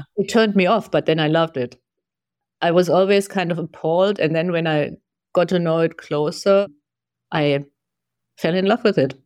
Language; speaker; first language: English; non-native, fluent; German